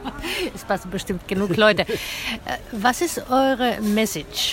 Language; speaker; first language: German; non-native, fluent; Finnish